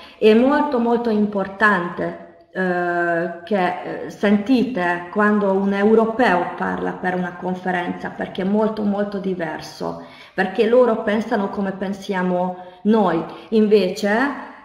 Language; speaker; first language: Italian; non-native, fluent; Hungarian